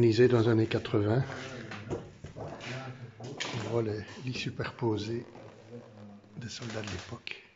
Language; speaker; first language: French; native; French